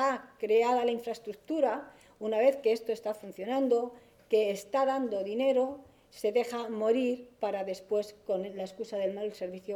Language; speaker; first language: Spanish; native; Spanish